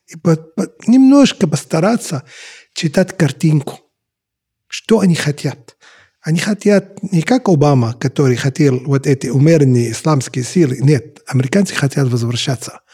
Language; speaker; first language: Russian; non-native, fluent; Arabic